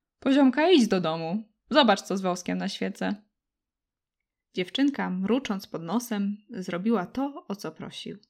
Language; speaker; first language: Polish; native; Polish